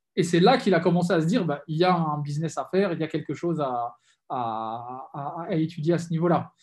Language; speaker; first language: French; native; French